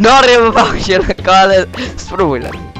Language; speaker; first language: Polish; early bilingual, heritage; Polish